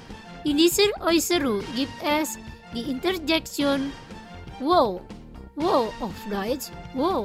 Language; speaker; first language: German; non-native, learner; Indonesian